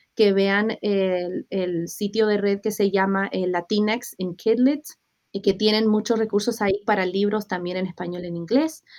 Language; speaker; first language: Spanish; early bilingual, heritage; Spanish